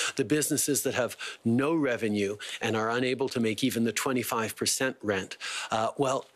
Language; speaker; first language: English; native; English